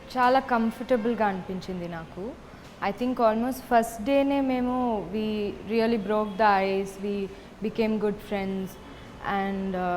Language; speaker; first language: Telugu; non-native, local second language; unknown